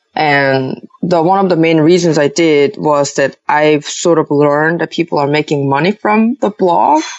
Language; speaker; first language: English; non-native, fluent; Korean